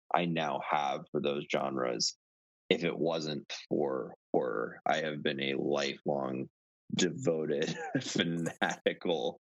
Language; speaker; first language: English; native; English